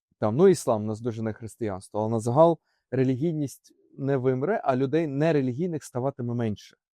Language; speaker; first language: Ukrainian; native; Ukrainian